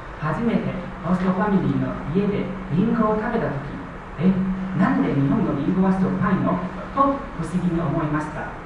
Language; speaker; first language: Japanese; non-native, fluent; Chinese